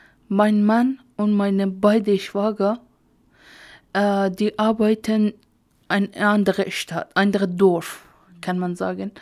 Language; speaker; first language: German; non-native, learner; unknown